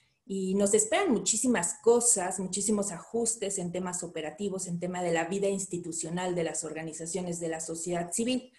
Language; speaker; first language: Spanish; native; Spanish